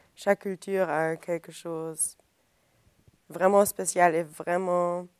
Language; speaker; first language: French; non-native, fluent; German